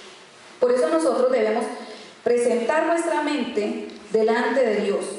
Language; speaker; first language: Spanish; native; Spanish